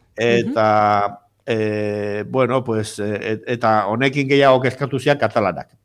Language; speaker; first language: Basque; native; Basque